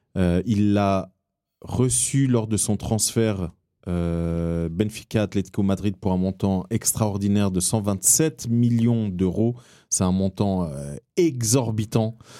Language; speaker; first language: French; early bilingual, other home language; Portuguese